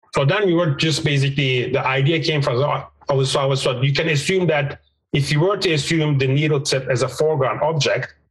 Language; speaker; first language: English; non-native, fluent; Turkish